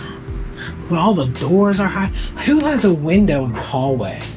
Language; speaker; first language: English; native; English